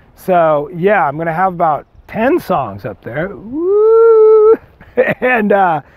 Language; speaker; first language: English; native; English